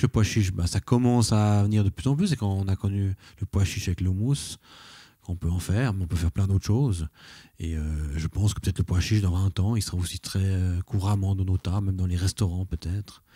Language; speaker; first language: French; native; French